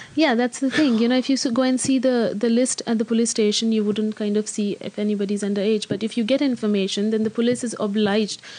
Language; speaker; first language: English; non-native, local second language; Hindi